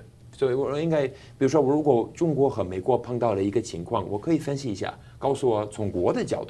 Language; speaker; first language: Chinese; non-native, fluent; English